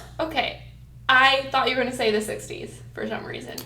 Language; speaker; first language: English; native; English